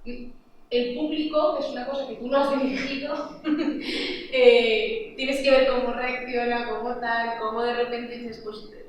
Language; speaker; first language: Spanish; non-native, local second language; Catalan